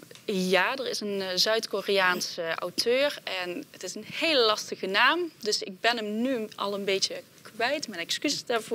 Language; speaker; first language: Dutch; native; Dutch